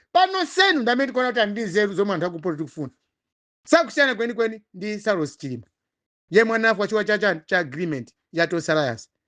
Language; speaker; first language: Nyanja; non-native, local second language; Tumbuka